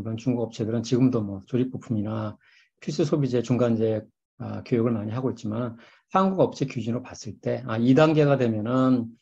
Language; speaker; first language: Korean; native; Korean